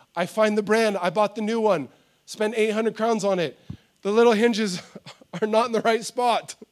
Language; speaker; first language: English; native; English